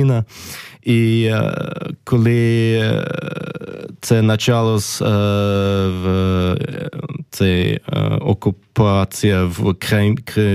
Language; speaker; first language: Ukrainian; non-native, fluent; German